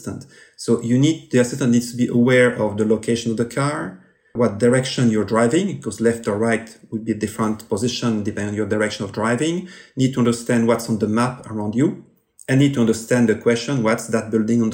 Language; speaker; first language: English; non-native, fluent; French